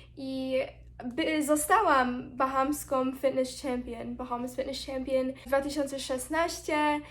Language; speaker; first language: Polish; early bilingual, heritage; Polish